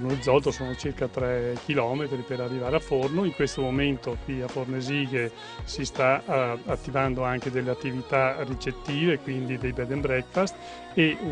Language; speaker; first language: Italian; native; Italian